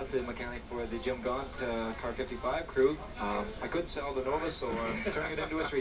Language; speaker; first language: English; native; English